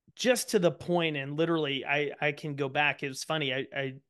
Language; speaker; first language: English; native; English